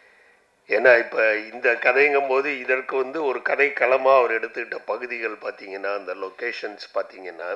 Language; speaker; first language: Tamil; native; Tamil